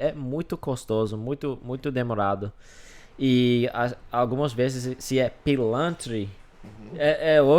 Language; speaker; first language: Portuguese; non-native, fluent; English